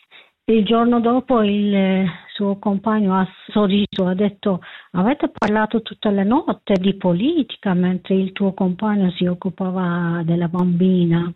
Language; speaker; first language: Italian; non-native, learner; Kurdish